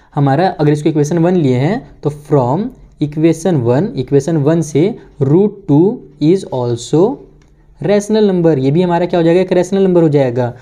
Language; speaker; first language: Hindi; native; Hindi